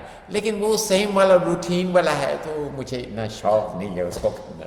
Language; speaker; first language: Hindi; non-native, fluent; English